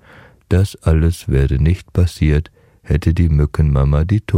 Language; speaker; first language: German; native; German